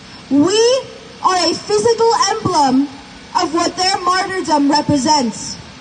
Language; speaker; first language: English; early bilingual, other home language; Armenian